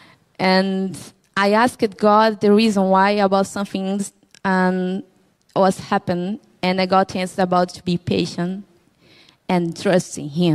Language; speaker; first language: English; non-native, learner; Portuguese